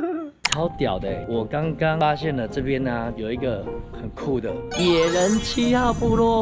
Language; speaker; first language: Chinese; native; Chinese